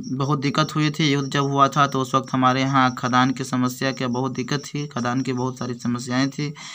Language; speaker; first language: Hindi; native; Hindi